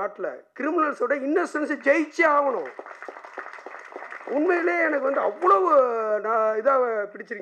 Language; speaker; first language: Tamil; native; Tamil